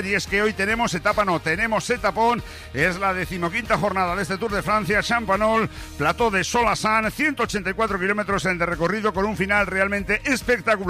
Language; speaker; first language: Spanish; native; Spanish